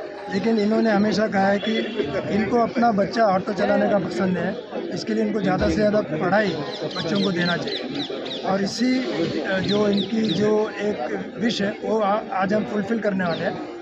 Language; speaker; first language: Hindi; non-native, local second language; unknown